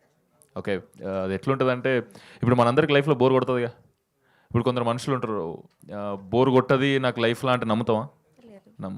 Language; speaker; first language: Telugu; native; Telugu